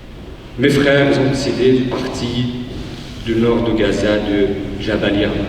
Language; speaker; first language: French; non-native, fluent; Arabic